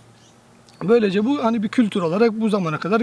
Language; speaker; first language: Turkish; native; Turkish